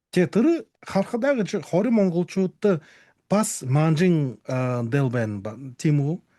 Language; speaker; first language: Mongolian; non-native, learner; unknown